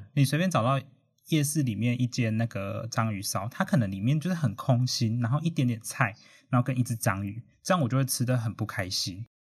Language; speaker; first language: Chinese; native; Chinese